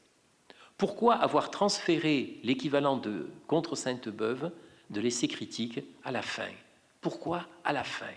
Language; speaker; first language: French; native; French